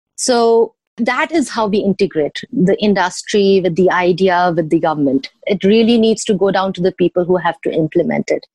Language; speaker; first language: English; non-native, local second language; Odia